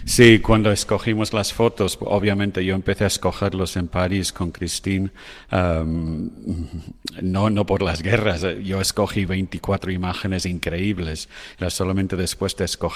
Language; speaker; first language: Spanish; non-native, fluent; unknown